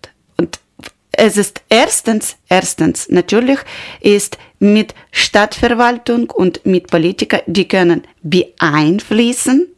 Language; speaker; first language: German; non-native, learner; Ukrainian